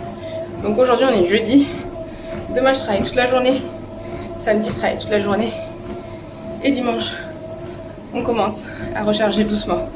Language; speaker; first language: French; native; French